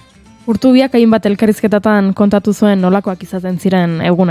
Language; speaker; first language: Basque; native; Basque